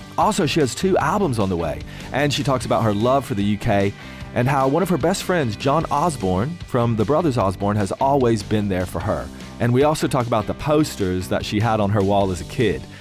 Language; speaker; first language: English; native; English